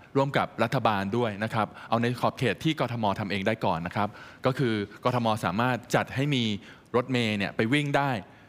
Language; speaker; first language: Thai; native; Thai